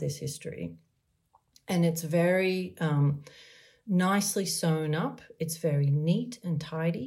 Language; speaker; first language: English; native; English